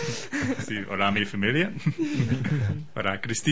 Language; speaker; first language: Spanish; non-native, learner; English